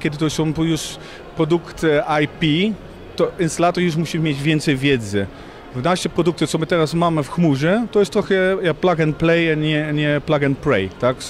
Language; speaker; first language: Polish; non-native, fluent; Dutch